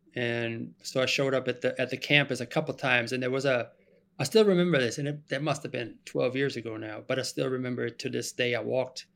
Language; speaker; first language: English; non-native, fluent; German